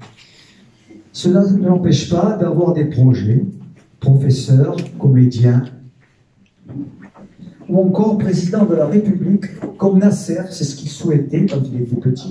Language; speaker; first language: French; native; French